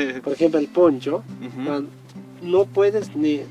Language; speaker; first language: Spanish; non-native, local second language; Quechua